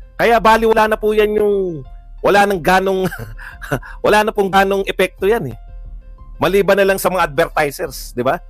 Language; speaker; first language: Filipino; native; Filipino